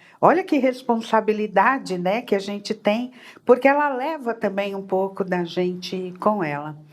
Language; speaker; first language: Portuguese; native; Portuguese